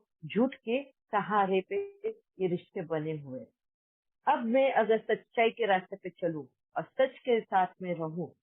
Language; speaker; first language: Hindi; native; Hindi